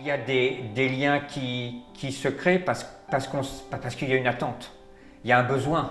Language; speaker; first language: French; native; French